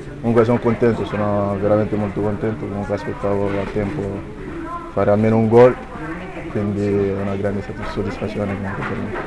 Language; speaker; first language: Italian; non-native, fluent; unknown